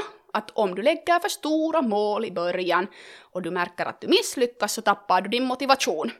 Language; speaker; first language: Swedish; native; Swedish